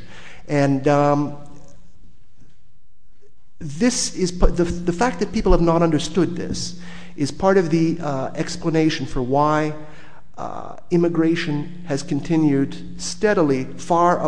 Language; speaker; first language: English; native; English